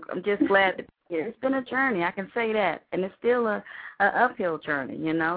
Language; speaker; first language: English; native; English